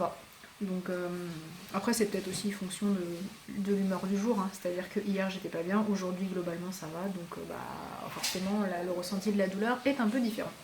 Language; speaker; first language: French; native; French